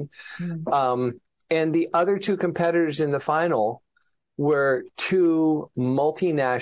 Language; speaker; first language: English; native; English